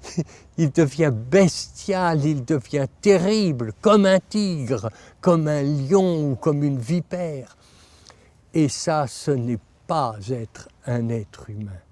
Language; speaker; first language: French; native; French